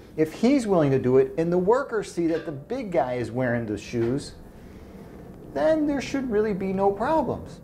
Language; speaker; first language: English; native; English